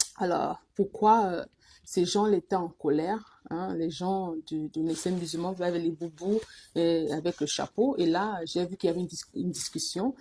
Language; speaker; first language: French; non-native, local second language; Duala